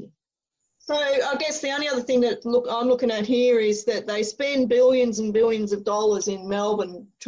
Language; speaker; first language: English; native; English